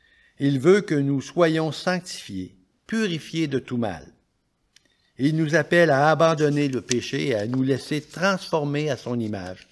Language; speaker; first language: French; native; French